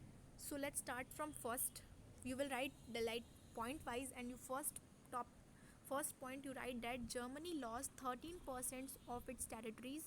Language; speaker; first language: English; non-native, local second language; Hindi